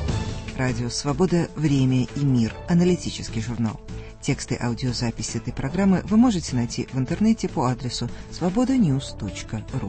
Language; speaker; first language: Russian; native; Russian